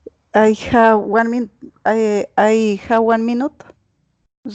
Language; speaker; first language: English; non-native, learner; Spanish